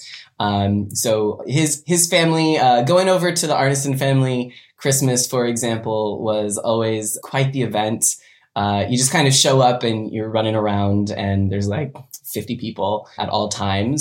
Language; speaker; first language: English; native; English